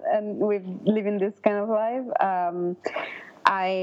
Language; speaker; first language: English; non-native, fluent; Italian